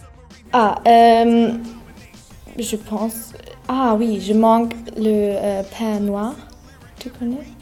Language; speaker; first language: French; non-native, learner; German